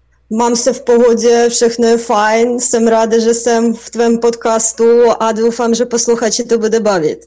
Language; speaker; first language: Czech; non-native, fluent; Russian